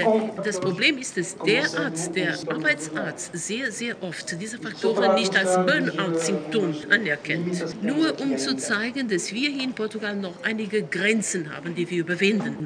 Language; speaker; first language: German; non-native, fluent; Portuguese